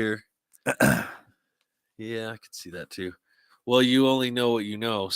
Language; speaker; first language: English; native; English